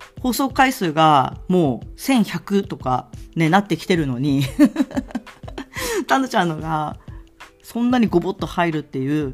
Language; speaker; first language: Japanese; native; Japanese